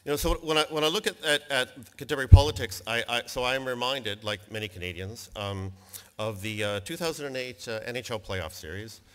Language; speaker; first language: English; native; English